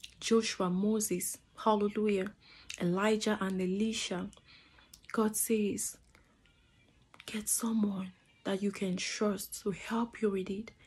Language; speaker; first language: English; non-native, fluent; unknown